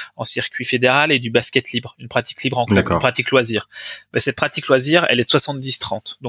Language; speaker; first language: French; native; French